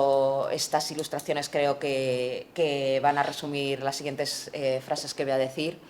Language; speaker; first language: Spanish; native; Spanish